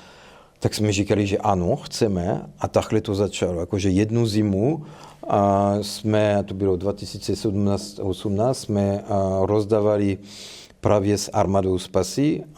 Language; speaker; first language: Czech; non-native, fluent; French